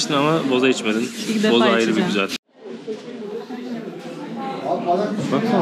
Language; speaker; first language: Turkish; native; Turkish